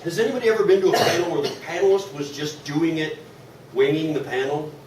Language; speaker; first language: English; native; English